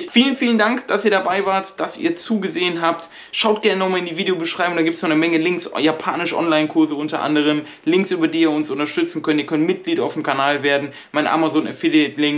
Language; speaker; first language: German; native; German